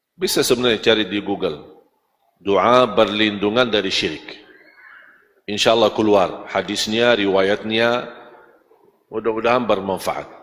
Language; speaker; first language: Malay; non-native, fluent; Arabic